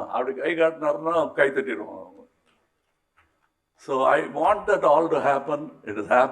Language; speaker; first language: Tamil; native; Tamil